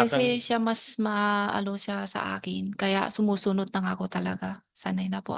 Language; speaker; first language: Filipino; non-native, learner; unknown